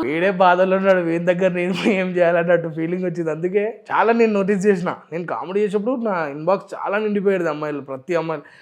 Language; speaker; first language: Telugu; non-native, local second language; Urdu